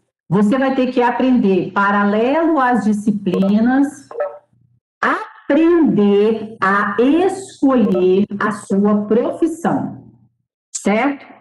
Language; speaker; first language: Portuguese; native; Portuguese